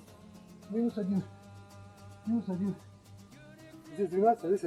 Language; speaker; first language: Russian; native; Russian